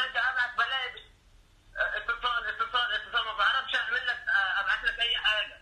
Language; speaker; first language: Arabic; native; Arabic